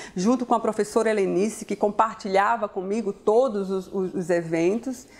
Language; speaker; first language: Portuguese; native; Portuguese